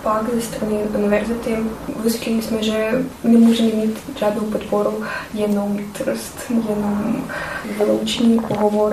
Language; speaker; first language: Czech; non-native, learner; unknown